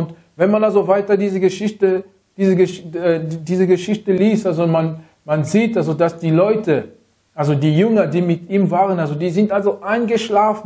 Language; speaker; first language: German; non-native, fluent; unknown